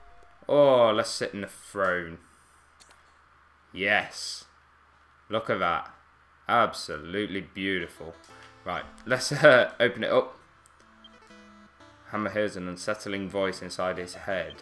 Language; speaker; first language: English; native; English